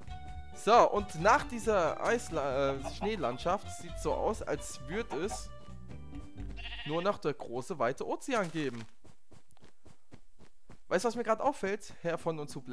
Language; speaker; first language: German; native; German